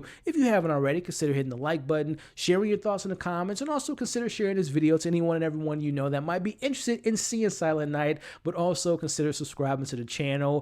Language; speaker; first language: English; native; English